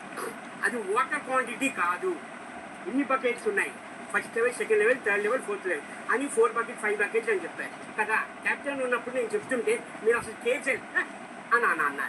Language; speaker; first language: Telugu; native; Telugu